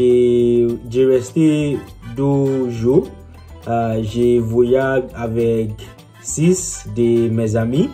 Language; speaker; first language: French; non-native, learner; Yoruba